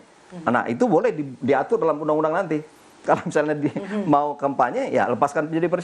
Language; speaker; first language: Indonesian; native; Indonesian